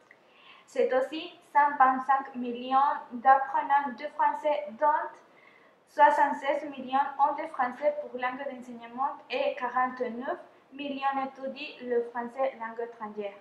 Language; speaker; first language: French; non-native, fluent; Spanish